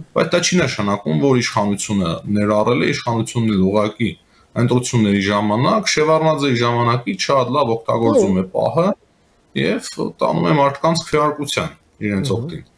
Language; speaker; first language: Armenian; native; Armenian